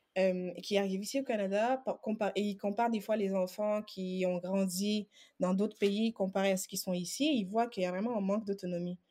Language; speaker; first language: French; non-native, local second language; Wolof